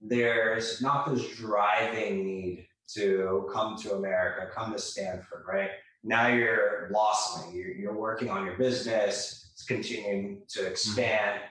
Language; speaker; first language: English; native; English